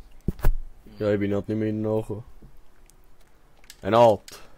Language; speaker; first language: German; native; German